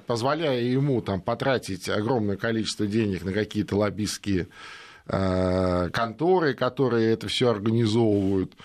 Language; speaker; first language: Russian; native; Russian